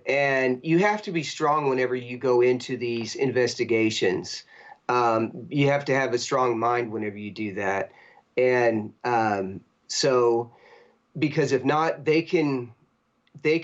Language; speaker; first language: English; native; English